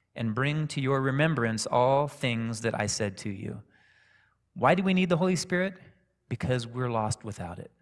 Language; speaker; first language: English; native; English